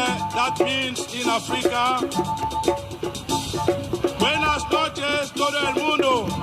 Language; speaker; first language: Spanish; non-native, learner; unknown